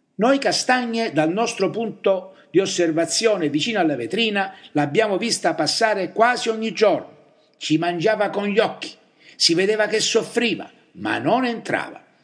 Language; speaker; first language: Italian; native; Italian